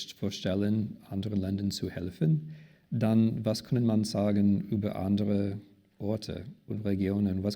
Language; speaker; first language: German; non-native, fluent; English